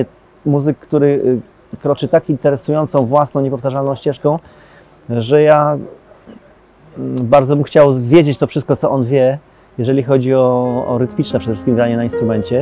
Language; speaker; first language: Polish; native; Polish